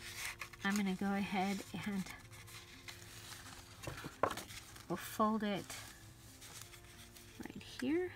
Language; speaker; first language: English; native; English